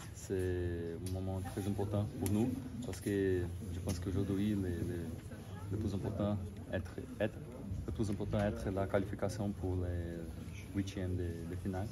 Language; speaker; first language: French; non-native, learner; Portuguese